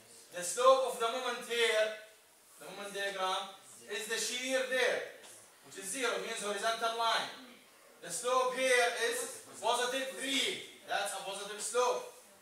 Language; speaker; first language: English; non-native, fluent; Arabic